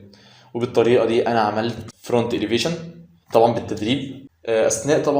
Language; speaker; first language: Arabic; native; Arabic